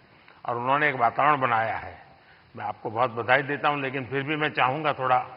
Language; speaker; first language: Hindi; non-native, local second language; Gujarati